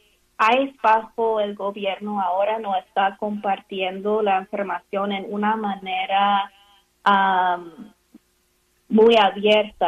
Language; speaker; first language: Spanish; non-native, fluent; English